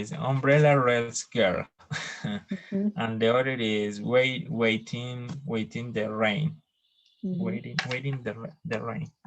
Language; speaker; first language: English; non-native, learner; Spanish